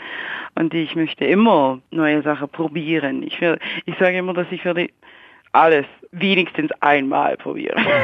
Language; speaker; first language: German; non-native, fluent; English